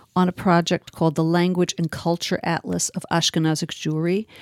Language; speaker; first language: English; early bilingual, other home language; Yiddish